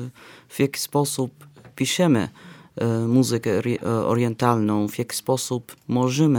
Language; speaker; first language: Polish; non-native, fluent; Arabic